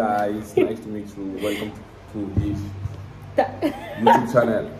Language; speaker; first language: English; non-native, learner; French